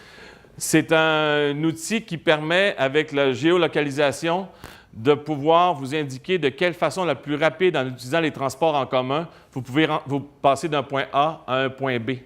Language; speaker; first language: French; native; French